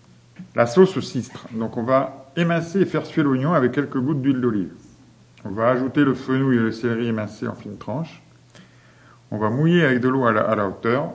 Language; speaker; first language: French; native; French